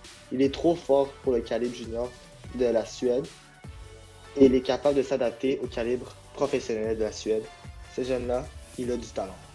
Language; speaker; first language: French; native; French